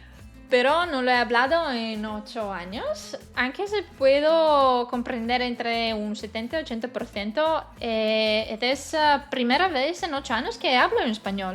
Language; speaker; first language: Spanish; non-native, learner; Belarusian